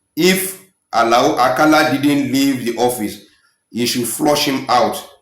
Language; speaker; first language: English; non-native, local second language; Yoruba